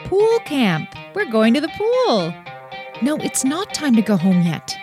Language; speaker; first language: English; native; English